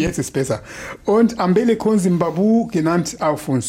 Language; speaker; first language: German; non-native, fluent; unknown